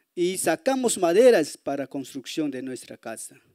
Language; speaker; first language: Spanish; native; Spanish